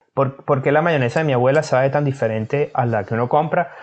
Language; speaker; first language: Spanish; native; Spanish